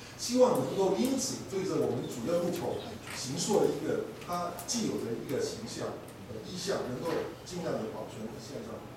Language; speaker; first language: Chinese; native; Chinese